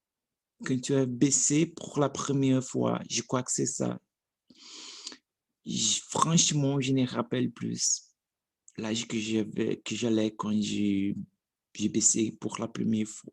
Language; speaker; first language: French; non-native, learner; Portuguese